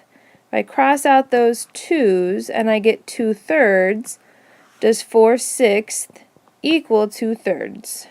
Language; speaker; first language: English; native; English